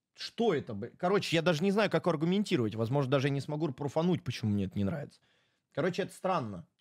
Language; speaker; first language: Russian; native; Russian